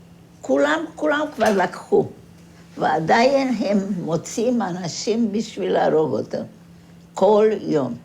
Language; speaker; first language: Hebrew; non-native, fluent; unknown